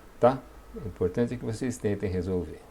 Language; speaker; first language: Portuguese; native; Portuguese